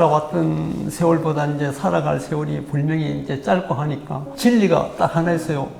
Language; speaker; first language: Korean; native; Korean